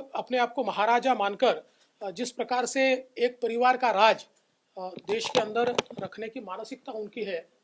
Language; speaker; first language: Hindi; non-native, local second language; Marathi